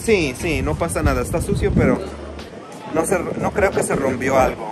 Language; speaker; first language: Spanish; non-native, fluent; Arabic